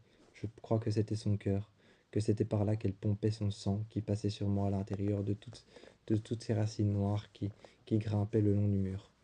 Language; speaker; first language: French; native; French